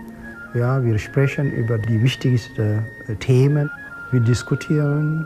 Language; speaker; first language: German; non-native, fluent; Amharic